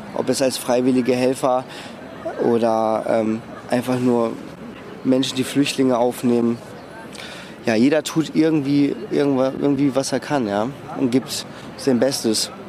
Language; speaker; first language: German; early bilingual, other home language; Russian